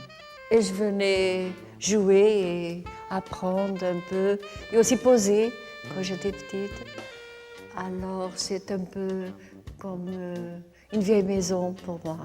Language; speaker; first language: French; non-native, fluent; Portuguese